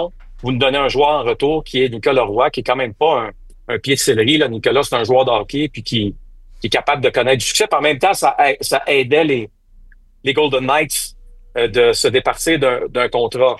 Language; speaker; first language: French; native; French